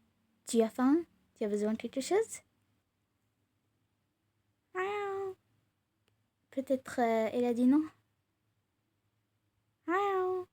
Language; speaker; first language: French; non-native, learner; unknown